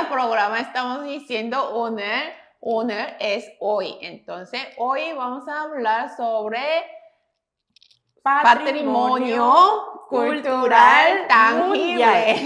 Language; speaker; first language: Spanish; non-native, fluent; Korean